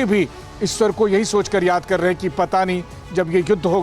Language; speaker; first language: Hindi; native; Hindi